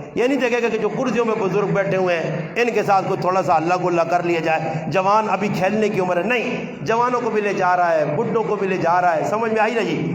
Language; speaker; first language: Urdu; non-native, local second language; Punjabi